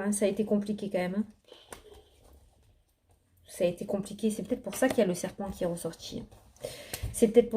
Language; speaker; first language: French; native; French